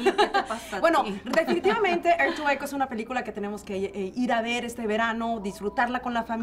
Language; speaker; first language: Spanish; native; Spanish